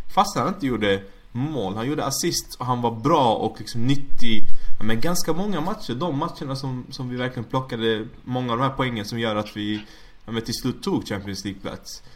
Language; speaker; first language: Swedish; early bilingual, other home language; Arabic